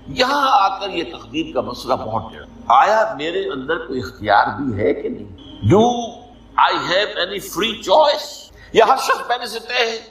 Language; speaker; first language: Urdu; native; Urdu